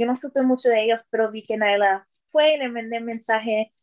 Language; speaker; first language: Spanish; early bilingual, heritage; Spanish